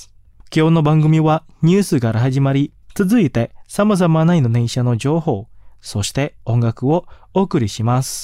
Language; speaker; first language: Japanese; non-native, fluent; Indonesian